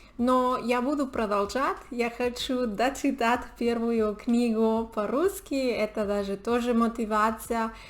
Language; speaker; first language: Russian; non-native, learner; Spanish